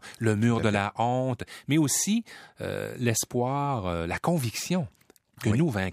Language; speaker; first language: French; native; French